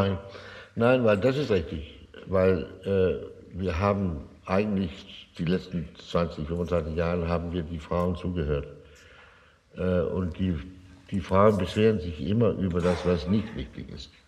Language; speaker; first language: German; non-native, fluent; Danish